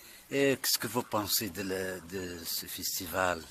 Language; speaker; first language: French; non-native, local second language; Arabic